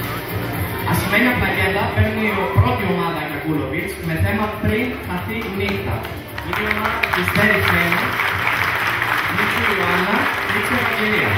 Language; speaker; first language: Greek; native; Greek